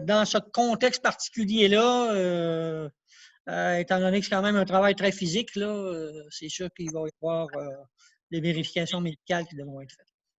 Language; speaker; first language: French; native; French